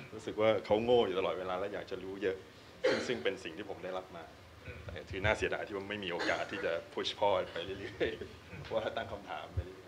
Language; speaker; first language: Thai; native; Thai